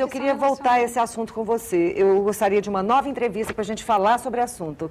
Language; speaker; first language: Portuguese; native; Portuguese